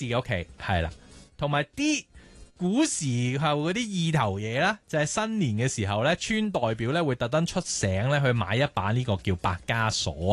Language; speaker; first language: Cantonese; native; Cantonese